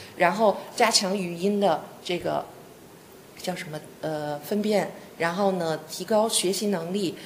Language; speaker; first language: Chinese; native; Chinese